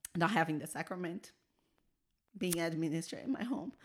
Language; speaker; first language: English; non-native, fluent; Portuguese